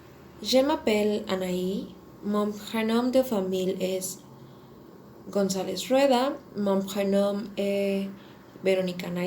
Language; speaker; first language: French; non-native, learner; Spanish